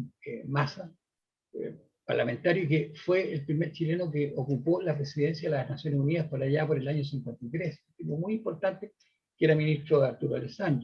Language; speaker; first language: Spanish; native; Spanish